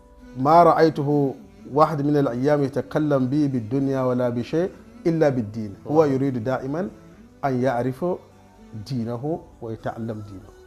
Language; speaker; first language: Arabic; non-native, fluent; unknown